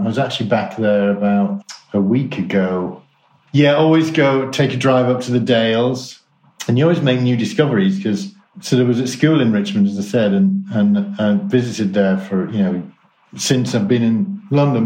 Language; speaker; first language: English; native; English